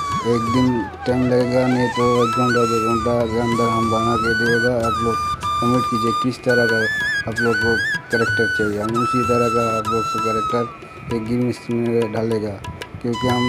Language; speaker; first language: Hindi; non-native, local second language; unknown